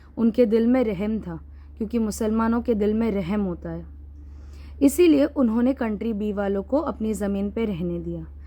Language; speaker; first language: Hindi; native; Hindi